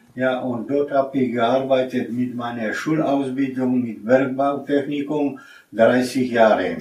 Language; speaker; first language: German; non-native, fluent; Polish